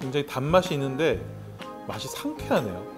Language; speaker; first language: Korean; native; Korean